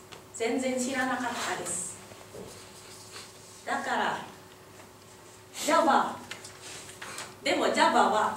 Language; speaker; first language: Japanese; non-native, learner; Indonesian